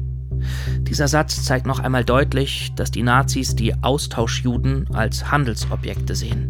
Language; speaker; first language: German; native; German